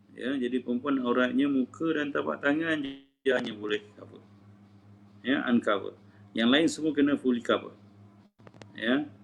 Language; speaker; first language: Malay; native; Malay